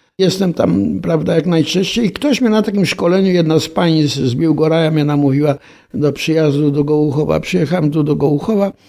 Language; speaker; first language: Polish; native; Polish